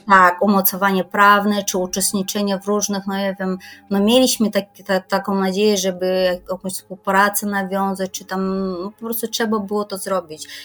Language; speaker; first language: Polish; non-native, fluent; Kyrgyz